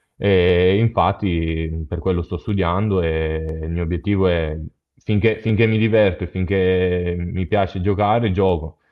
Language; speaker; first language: Italian; native; Italian